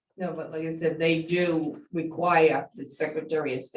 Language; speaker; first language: English; native; English